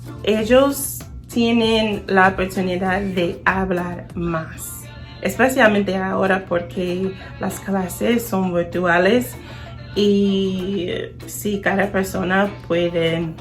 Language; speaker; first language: Spanish; non-native, learner; English